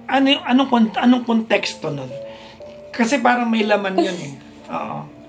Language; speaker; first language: Filipino; native; Filipino